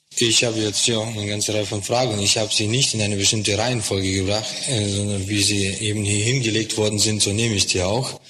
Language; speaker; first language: German; non-native, fluent; Russian